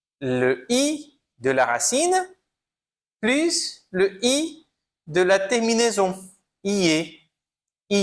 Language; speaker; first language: French; non-native, fluent; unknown